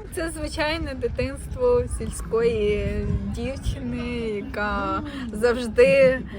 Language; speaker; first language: Ukrainian; native; Ukrainian